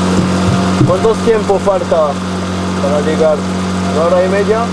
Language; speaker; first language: Spanish; non-native, learner; French